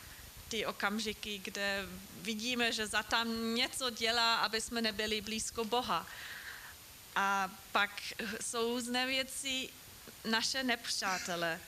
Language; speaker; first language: Czech; non-native, fluent; German